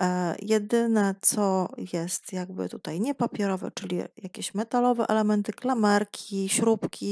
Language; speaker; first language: Polish; native; Polish